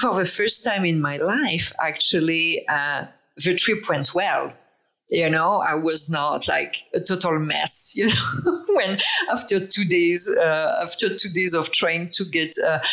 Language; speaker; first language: English; non-native, fluent; French